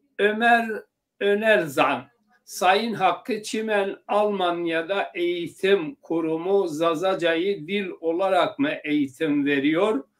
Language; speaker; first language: Turkish; non-native, local second language; Zaza